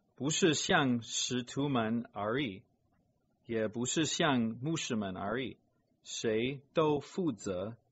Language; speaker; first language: Chinese; non-native, fluent; English